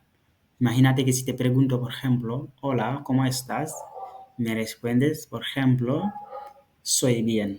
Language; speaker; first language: Spanish; non-native, fluent; Fula